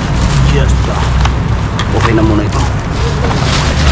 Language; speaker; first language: Spanish; non-native, learner; Filipino